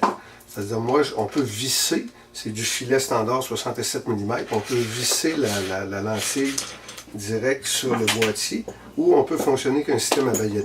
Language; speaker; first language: French; native; French